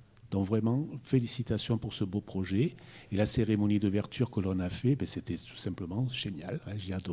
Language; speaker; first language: French; native; French